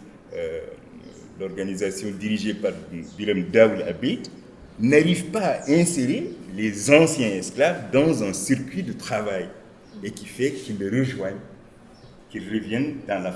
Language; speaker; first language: French; non-native, local second language; Wolof